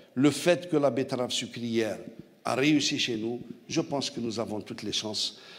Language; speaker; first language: French; non-native, local second language; Arabic